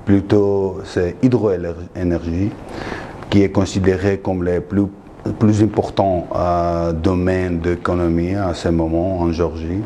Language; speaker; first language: French; non-native, fluent; Georgian